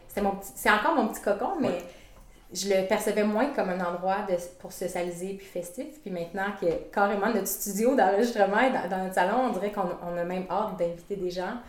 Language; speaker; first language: French; native; French